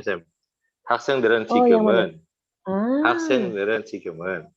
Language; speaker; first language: Korean; non-native, learner; Indonesian